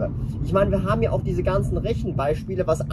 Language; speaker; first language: German; native; German